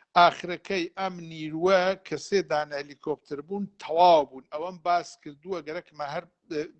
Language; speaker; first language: Central Kurdish; non-native, local second language; Gurani